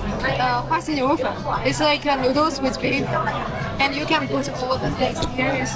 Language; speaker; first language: English; non-native, learner; Chinese